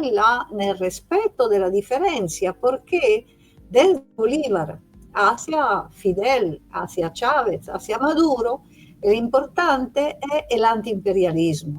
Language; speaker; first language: Spanish; non-native, fluent; Italian